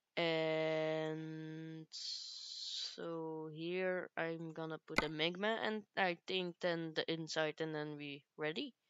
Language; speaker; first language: English; non-native, learner; Dutch